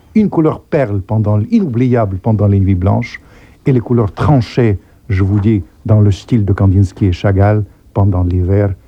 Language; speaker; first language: French; non-native, fluent; Russian